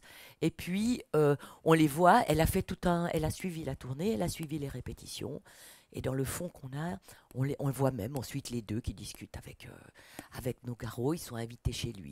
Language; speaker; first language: French; native; French